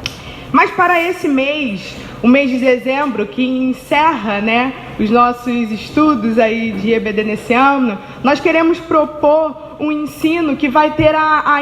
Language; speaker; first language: Portuguese; native; Portuguese